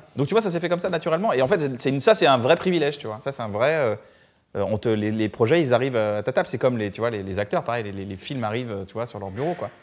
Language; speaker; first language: French; native; French